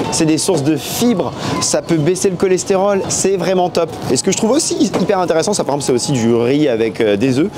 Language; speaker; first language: French; native; French